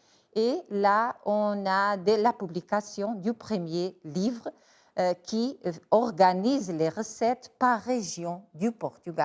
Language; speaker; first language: French; non-native, fluent; Portuguese